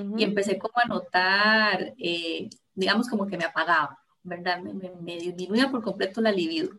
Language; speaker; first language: Spanish; native; Spanish